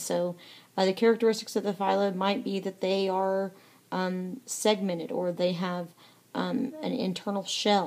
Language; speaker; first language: English; native; English